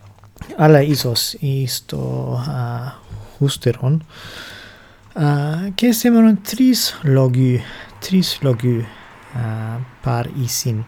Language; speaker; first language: Greek; non-native, learner; English